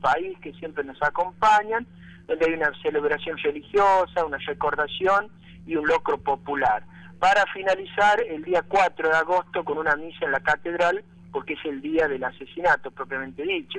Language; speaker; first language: Spanish; native; Spanish